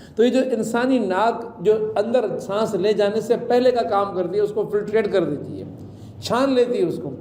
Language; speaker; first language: Urdu; non-native, local second language; Sindhi